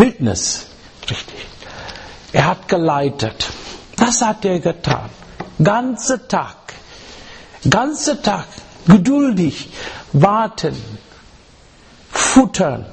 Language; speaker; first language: German; non-native, learner; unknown